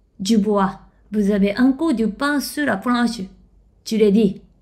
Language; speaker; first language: French; non-native, learner; Japanese